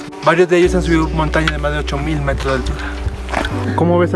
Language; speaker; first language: Spanish; native; Spanish